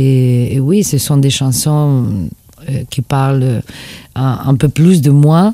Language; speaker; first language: French; non-native, fluent; Spanish